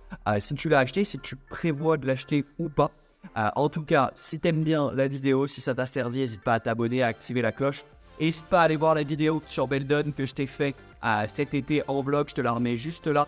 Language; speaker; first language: French; native; French